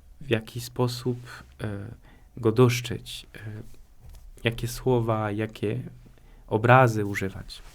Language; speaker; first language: Polish; non-native, fluent; French